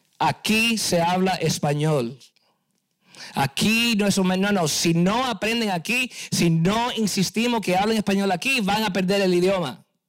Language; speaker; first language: Spanish; early bilingual, heritage; Spanish